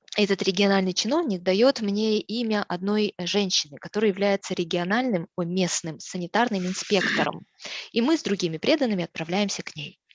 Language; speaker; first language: Russian; native; Russian